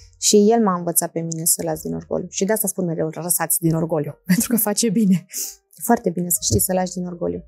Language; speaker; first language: Romanian; early bilingual, heritage; Romanian